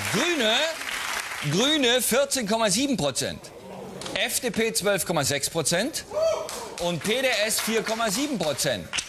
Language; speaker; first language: German; native; German